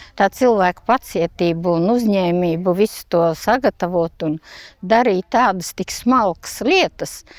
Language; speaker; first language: Latvian; native; Latvian